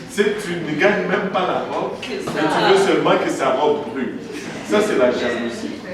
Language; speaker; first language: French; non-native, local second language; Swahili